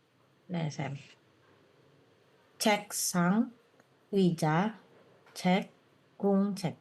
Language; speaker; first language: Korean; non-native, learner; Indonesian